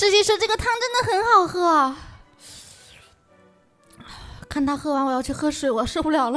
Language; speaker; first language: Chinese; native; Chinese